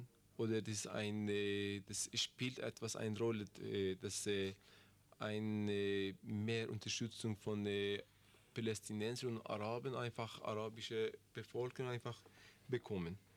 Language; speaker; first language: German; non-native, learner; Persian